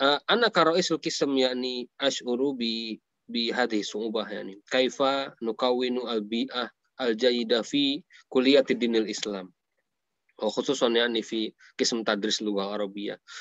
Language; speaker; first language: Arabic; non-native, fluent; Indonesian